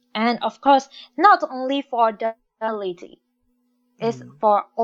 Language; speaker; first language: English; non-native, local second language; Chinese